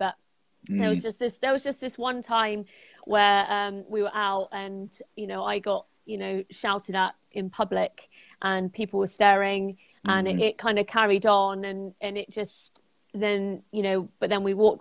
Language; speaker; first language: English; native; English